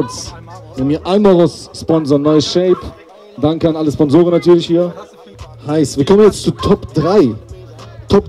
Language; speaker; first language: German; native; German